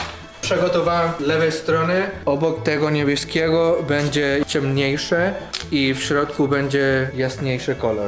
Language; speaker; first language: Polish; non-native, learner; Spanish